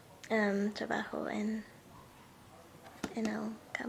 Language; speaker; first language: Spanish; non-native, learner; English